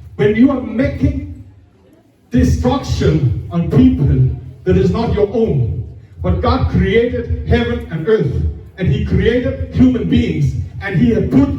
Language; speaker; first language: English; non-native, fluent; Danish